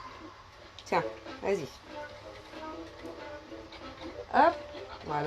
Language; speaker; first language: French; native; French